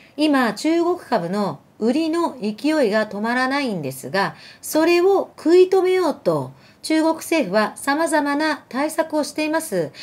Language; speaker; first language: Japanese; early bilingual, other home language; Arabic